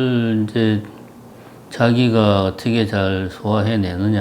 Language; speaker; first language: Korean; native; Korean